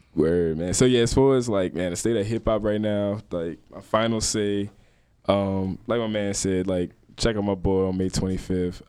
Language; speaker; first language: English; native; English